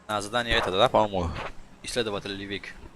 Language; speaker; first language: Russian; non-native, local second language; Tajik